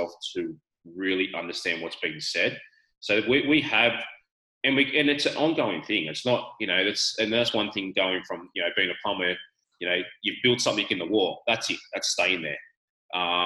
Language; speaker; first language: English; native; English